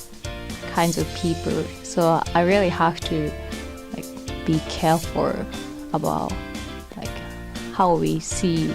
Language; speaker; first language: English; non-native, fluent; Japanese